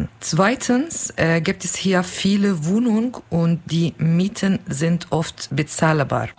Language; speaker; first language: German; non-native, learner; Kurdish